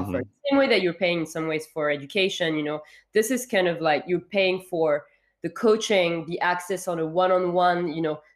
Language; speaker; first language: English; non-native, fluent; French